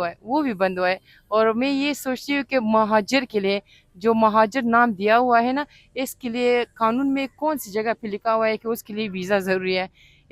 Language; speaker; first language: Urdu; non-native, fluent; Persian